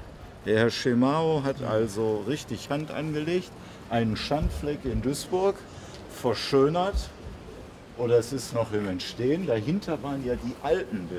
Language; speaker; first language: German; native; German